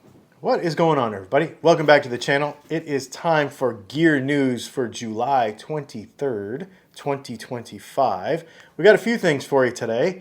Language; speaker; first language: English; native; English